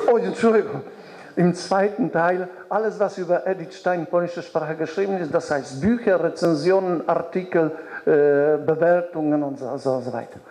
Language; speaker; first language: German; non-native, fluent; Polish